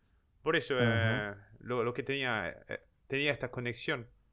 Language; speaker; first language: Spanish; non-native, fluent; Portuguese